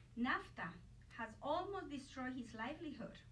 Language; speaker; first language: English; non-native, fluent; Spanish